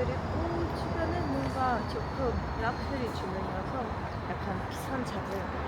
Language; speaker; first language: Korean; non-native, learner; Russian